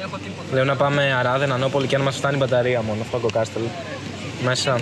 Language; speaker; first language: Greek; native; Greek